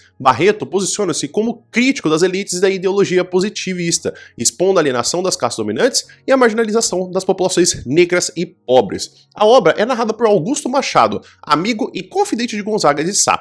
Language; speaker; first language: Portuguese; native; Portuguese